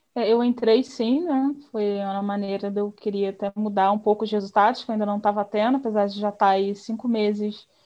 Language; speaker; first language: Portuguese; native; Portuguese